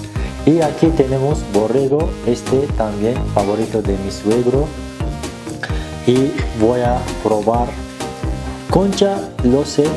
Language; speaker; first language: Spanish; non-native, learner; Turkish